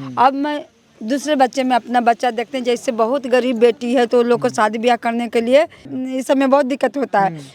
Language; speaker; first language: Hindi; native; Hindi